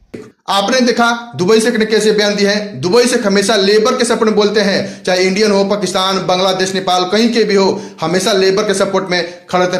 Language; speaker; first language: Hindi; native; Hindi